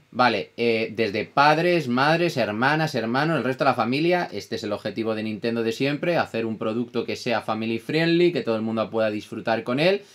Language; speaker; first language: Spanish; non-native, fluent; Italian